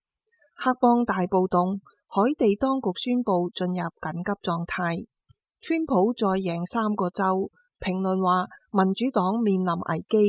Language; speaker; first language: Chinese; non-native, local second language; Cantonese